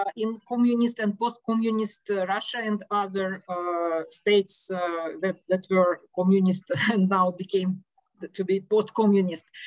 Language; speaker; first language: English; non-native, fluent; Russian